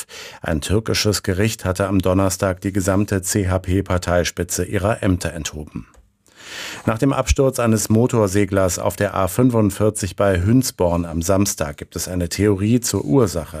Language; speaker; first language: German; native; German